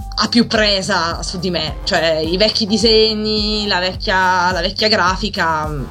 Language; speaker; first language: Italian; native; Italian